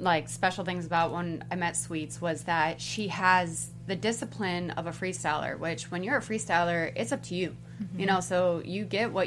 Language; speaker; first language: English; native; English